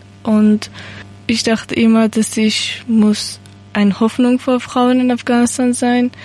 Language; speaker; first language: German; non-native, learner; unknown